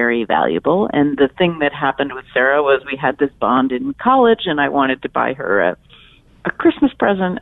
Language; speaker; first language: English; native; English